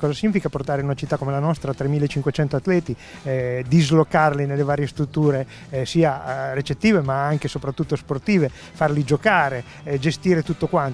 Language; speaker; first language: Italian; native; Italian